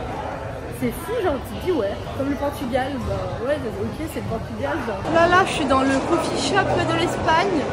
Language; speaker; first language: French; native; French